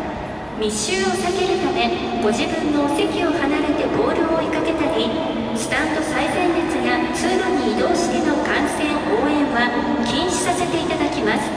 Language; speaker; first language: Japanese; native; Japanese